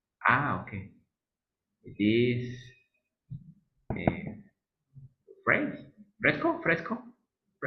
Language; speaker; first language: English; non-native, learner; Spanish